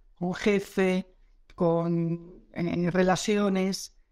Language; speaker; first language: Spanish; non-native, fluent; Dutch